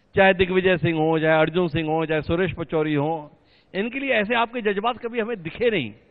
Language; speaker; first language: Hindi; native; Hindi